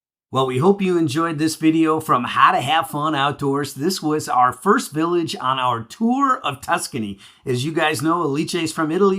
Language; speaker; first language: English; native; English